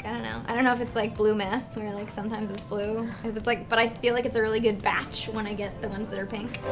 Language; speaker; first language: English; native; English